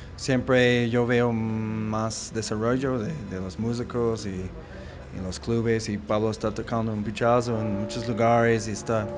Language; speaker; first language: Spanish; non-native, learner; English